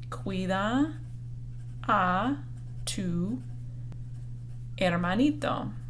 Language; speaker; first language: Spanish; non-native, fluent; English